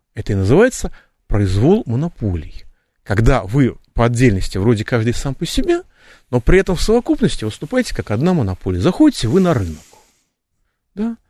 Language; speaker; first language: Russian; native; Russian